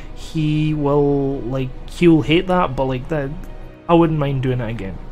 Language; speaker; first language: English; native; English